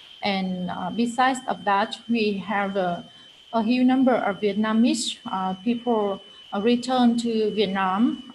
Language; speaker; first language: English; non-native, fluent; Vietnamese